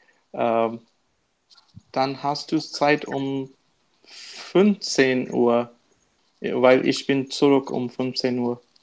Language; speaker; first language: German; non-native, learner; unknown